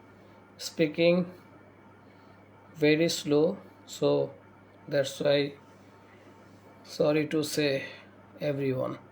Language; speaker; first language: English; non-native, learner; Bangla